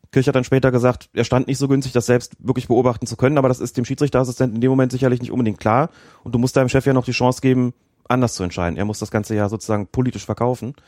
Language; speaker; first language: German; native; German